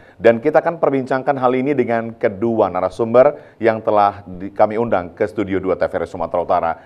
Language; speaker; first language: Indonesian; native; Indonesian